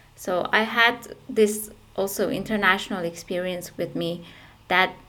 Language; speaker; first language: English; non-native, fluent; Persian